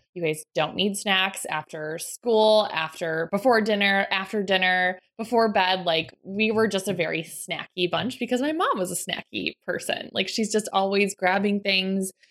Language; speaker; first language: English; native; English